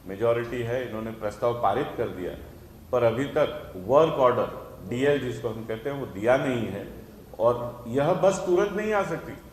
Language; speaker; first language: Hindi; non-native, local second language; Marathi